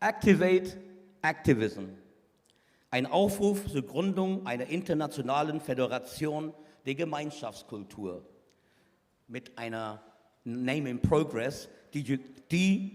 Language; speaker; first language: German; non-native, fluent; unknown